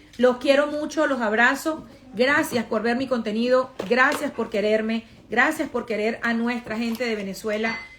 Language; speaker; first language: Spanish; native; Spanish